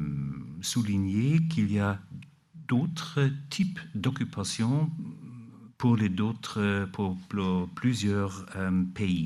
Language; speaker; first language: French; non-native, learner; German